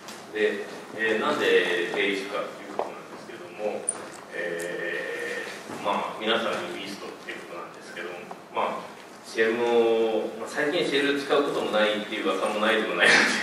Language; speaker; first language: Japanese; native; Japanese